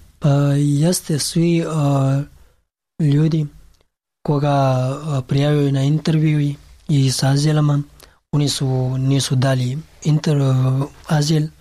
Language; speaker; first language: Serbian; non-native, learner; Pashto